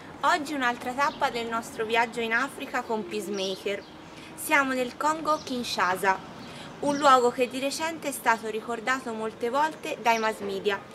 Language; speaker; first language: Italian; native; Italian